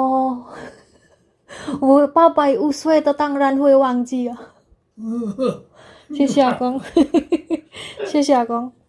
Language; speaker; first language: Chinese; non-native, learner; Indonesian